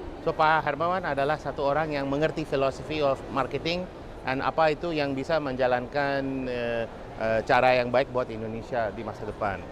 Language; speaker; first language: Indonesian; non-native, fluent; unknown